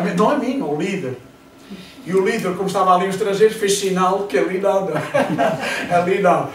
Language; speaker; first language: Portuguese; native; Portuguese